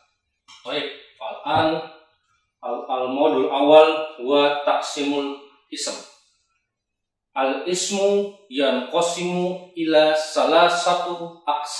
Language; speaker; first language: Arabic; non-native, fluent; Indonesian